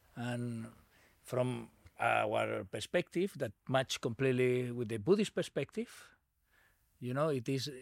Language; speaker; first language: English; non-native, learner; Spanish